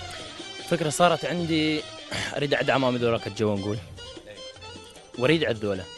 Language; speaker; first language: Arabic; native; Arabic